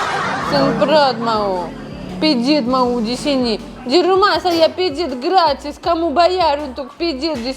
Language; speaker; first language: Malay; non-native, learner; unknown